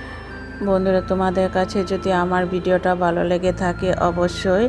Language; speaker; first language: Bangla; native; Bangla